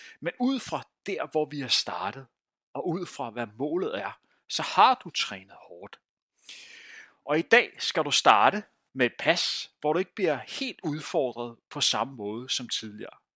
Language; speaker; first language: Danish; native; Danish